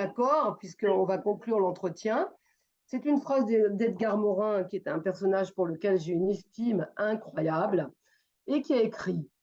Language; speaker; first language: French; native; French